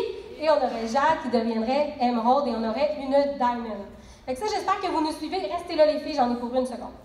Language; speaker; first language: French; native; French